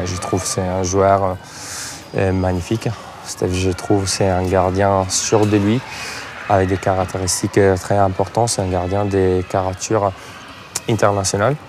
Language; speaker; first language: French; non-native, fluent; Italian